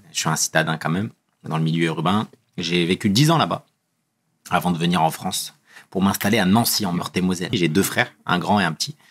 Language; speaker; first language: French; early bilingual, other home language; Kabyle